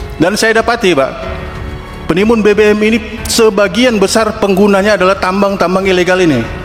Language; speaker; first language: Indonesian; native; Indonesian